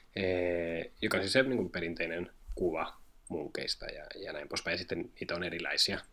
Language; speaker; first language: Finnish; non-native, fluent; Spanish